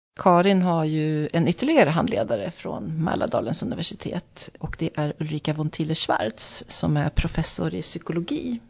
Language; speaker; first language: Swedish; native; Swedish